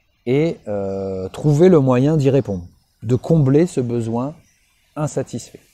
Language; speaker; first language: French; native; French